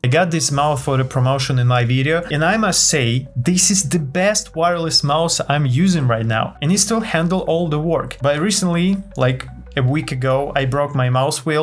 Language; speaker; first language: English; non-native, fluent; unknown